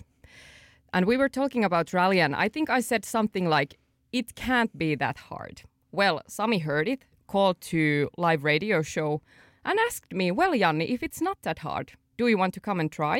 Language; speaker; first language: English; non-native, fluent; Finnish